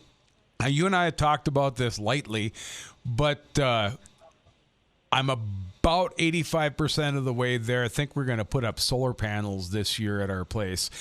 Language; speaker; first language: English; native; English